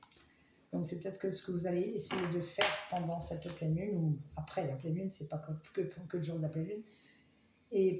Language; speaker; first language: French; native; French